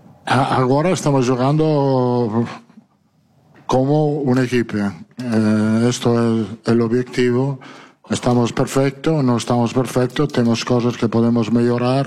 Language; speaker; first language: Portuguese; non-native, learner; Italian